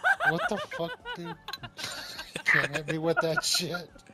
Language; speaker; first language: English; early bilingual, other home language; Spanish